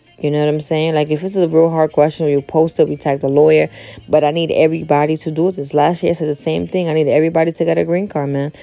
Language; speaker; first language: English; early bilingual, other home language; Spanish